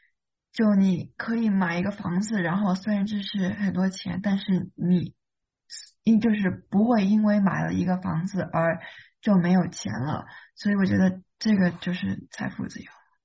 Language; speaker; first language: Chinese; early bilingual, heritage; Chinese